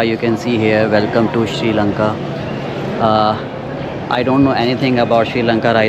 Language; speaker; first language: English; non-native, learner; Urdu